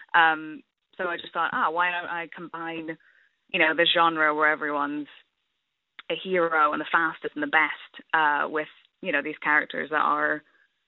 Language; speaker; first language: English; native; English